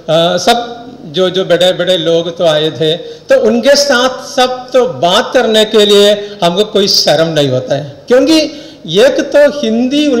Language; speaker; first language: Hindi; non-native, local second language; Malayalam